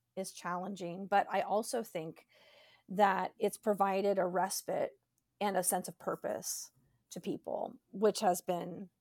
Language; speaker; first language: English; native; English